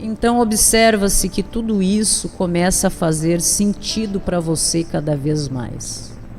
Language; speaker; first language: Portuguese; native; Portuguese